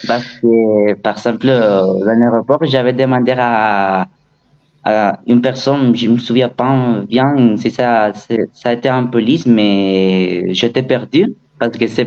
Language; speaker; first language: French; non-native, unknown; Spanish